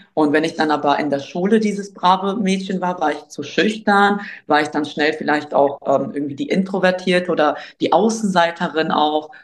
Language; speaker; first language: German; early bilingual, other home language; Albanian